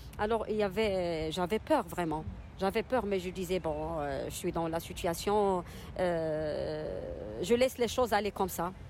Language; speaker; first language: French; non-native, local second language; Arabic